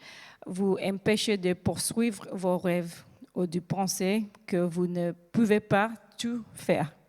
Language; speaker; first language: French; non-native, learner; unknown